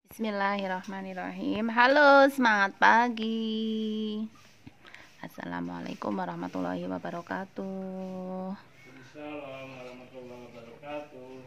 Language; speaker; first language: Indonesian; non-native, local second language; Javanese